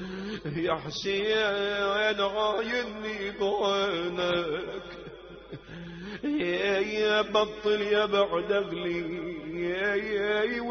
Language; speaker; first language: Arabic; native; Arabic